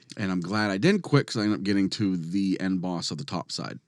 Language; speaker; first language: English; native; English